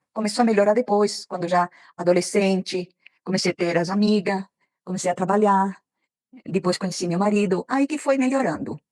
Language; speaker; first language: Portuguese; early bilingual, other home language; Spanish